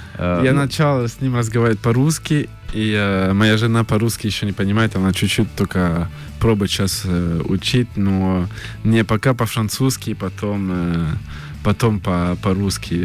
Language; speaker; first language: Russian; early bilingual, heritage; French